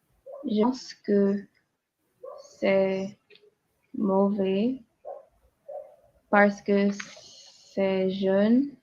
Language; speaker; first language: French; non-native, learner; English